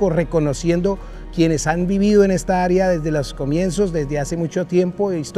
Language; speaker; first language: Spanish; native; Spanish